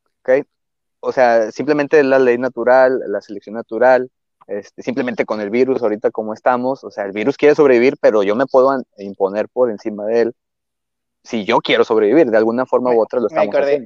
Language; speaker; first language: Spanish; native; Spanish